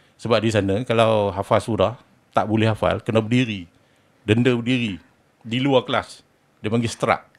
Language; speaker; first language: Malay; native; Malay